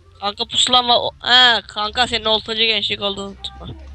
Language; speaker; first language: Turkish; native; Turkish